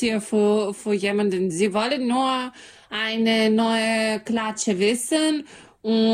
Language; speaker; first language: German; non-native, learner; Serbian